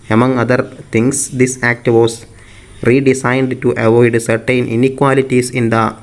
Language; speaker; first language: English; non-native, local second language; Malayalam